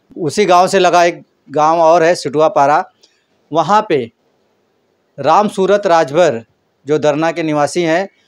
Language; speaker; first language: Hindi; native; Hindi